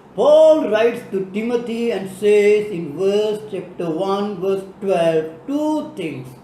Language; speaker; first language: English; non-native, local second language; Tamil